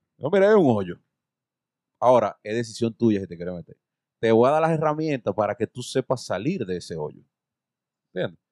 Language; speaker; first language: Spanish; native; Spanish